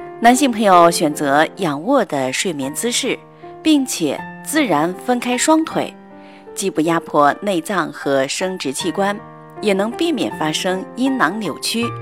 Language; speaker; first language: Chinese; native; Chinese